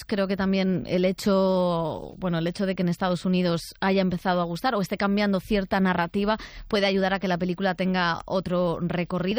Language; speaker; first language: Spanish; native; Spanish